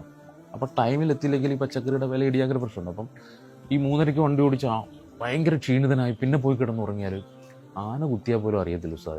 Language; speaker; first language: Malayalam; native; Malayalam